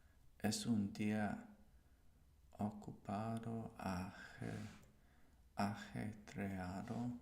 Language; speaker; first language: Spanish; non-native, learner; English